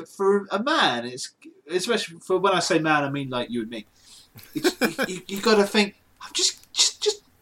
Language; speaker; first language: English; native; English